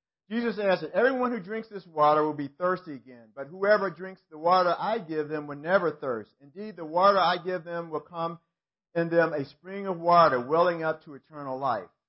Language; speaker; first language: English; native; English